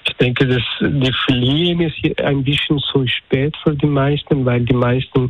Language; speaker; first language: German; non-native, learner; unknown